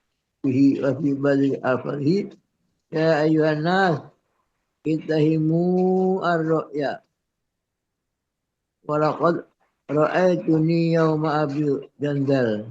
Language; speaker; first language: Arabic; non-native, fluent; Indonesian